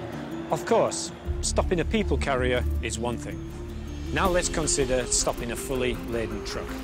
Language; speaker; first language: English; native; English